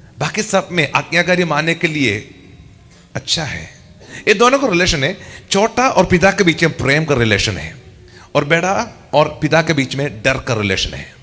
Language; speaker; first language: Hindi; non-native, local second language; Malayalam